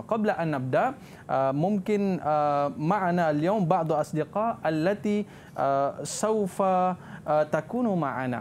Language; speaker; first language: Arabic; non-native, learner; Malay